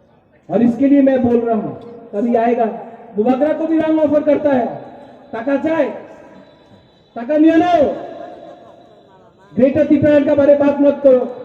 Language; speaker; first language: Hindi; non-native, local second language; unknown